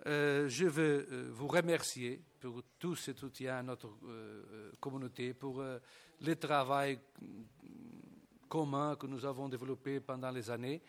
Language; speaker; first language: French; non-native, fluent; Portuguese